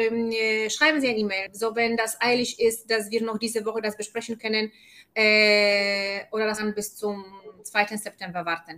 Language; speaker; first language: German; non-native, fluent; Polish